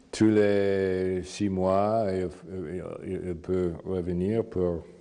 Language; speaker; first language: French; non-native, fluent; English